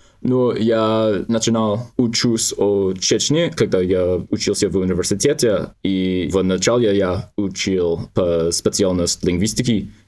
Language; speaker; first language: Russian; non-native, learner; English